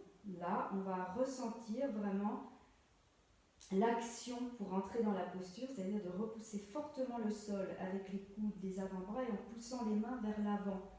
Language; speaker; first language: French; native; French